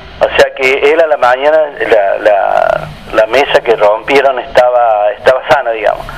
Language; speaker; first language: Spanish; native; Spanish